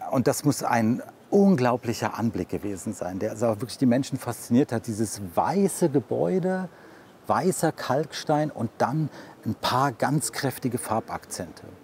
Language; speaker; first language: German; native; German